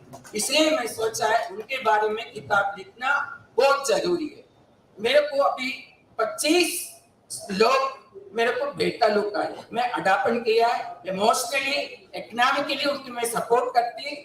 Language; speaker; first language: Hindi; non-native, local second language; Tamil